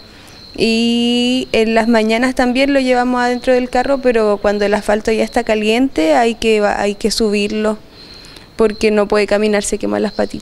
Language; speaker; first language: Spanish; native; Spanish